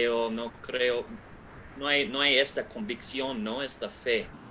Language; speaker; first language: Spanish; non-native, learner; English